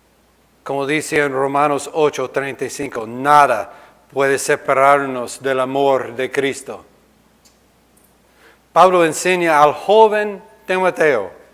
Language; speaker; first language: Spanish; non-native, fluent; English